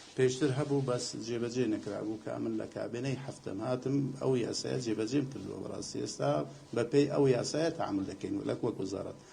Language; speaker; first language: Central Kurdish; non-native, local second language; Assyrian Neo-Aramaic